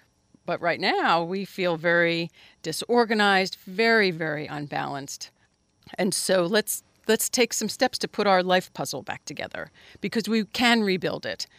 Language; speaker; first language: English; native; English